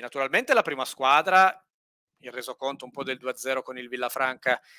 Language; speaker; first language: Italian; native; Italian